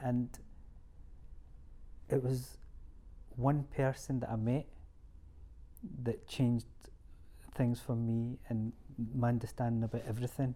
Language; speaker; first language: English; native; English